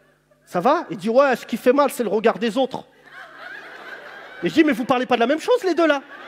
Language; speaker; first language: French; native; French